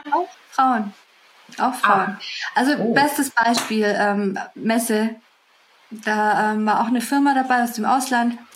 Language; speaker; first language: German; early bilingual, other home language; Russian